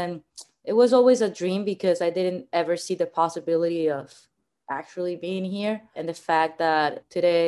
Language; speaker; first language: English; non-native, fluent; Spanish